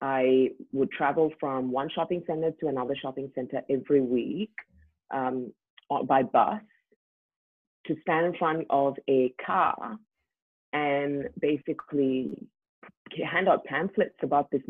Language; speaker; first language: English; native; English